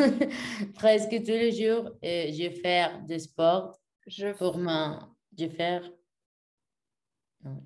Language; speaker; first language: French; non-native, learner; Spanish